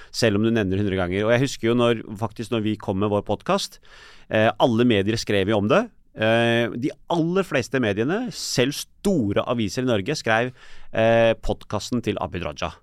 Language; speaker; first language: Norwegian; early bilingual, other home language; Urdu